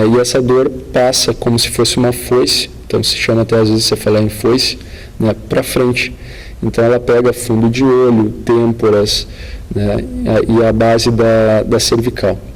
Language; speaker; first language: Portuguese; native; Portuguese